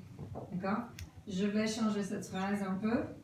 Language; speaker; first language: French; non-native, fluent; Portuguese